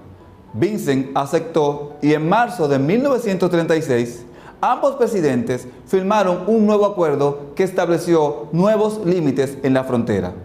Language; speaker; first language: Spanish; native; Spanish